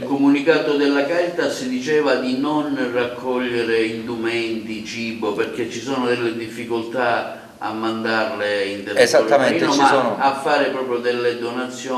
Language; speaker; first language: Italian; native; Italian